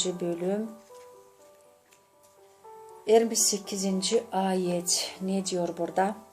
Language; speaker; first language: Turkish; non-native, learner; Gagauz